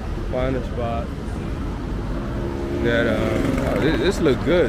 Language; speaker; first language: English; native; English